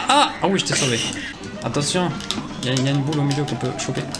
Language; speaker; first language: French; native; French